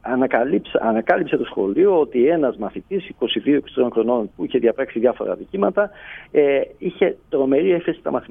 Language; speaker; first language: Greek; native; Greek